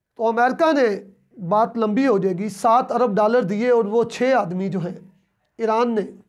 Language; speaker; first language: Urdu; non-native, local second language; Punjabi